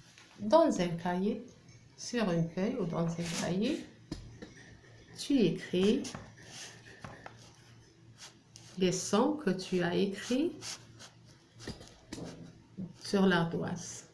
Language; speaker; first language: French; non-native, local second language; Arabic